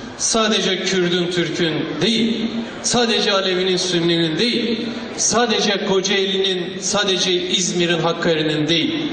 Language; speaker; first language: Turkish; non-native, local second language; Kurdish